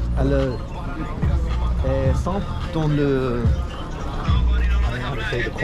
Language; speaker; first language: French; non-native, learner; Spanish